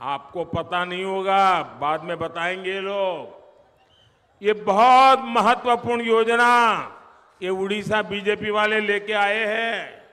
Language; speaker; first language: Hindi; non-native, local second language; Gujarati